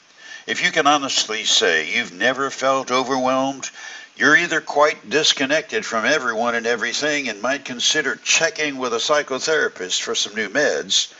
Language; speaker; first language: English; native; English